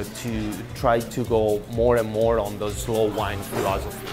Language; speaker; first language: English; non-native, fluent; Italian